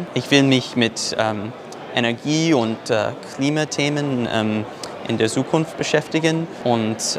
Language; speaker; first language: German; non-native, fluent; English